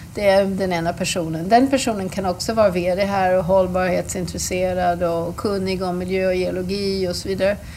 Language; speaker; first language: Swedish; non-native, fluent; English